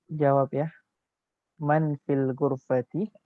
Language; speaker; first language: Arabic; non-native, fluent; Indonesian